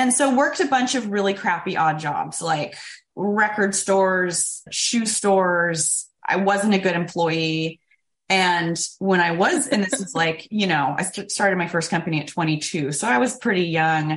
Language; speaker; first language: English; native; English